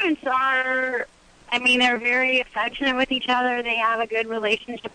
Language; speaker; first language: English; native; English